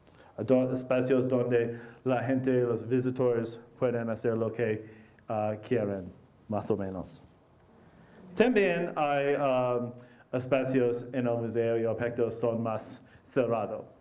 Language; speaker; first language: Spanish; non-native, learner; English